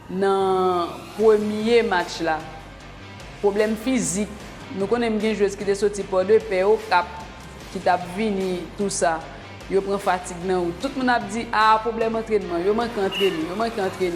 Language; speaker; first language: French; non-native, local second language; Haitian Creole